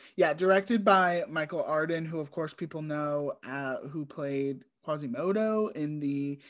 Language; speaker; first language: English; native; English